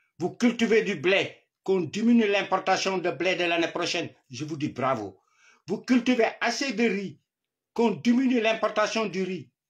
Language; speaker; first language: French; non-native, local second language; Wolof